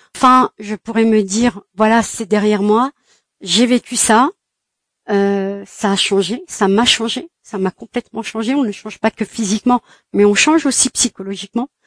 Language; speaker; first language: French; early bilingual, other home language; Kabyle